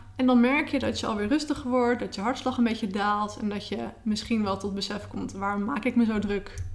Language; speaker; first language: Dutch; native; Dutch